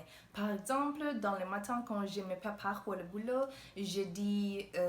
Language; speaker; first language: French; non-native, learner; English